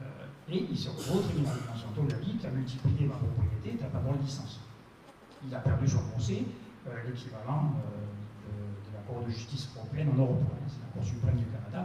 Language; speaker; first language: French; native; French